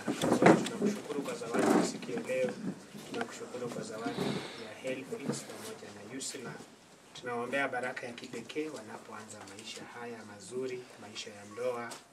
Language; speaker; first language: Swahili; non-native, local second language; Kalenjin